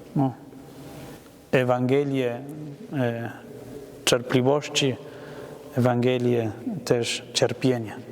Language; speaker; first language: Polish; non-native, learner; Spanish